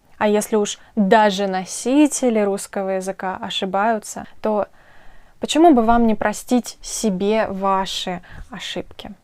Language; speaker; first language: Russian; native; Russian